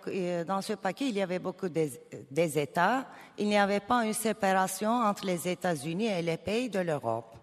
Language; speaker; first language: French; non-native, fluent; Turkish